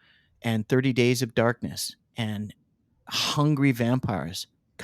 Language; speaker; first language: English; native; English